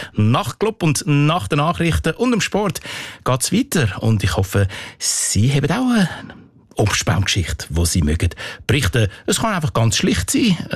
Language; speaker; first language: German; native; German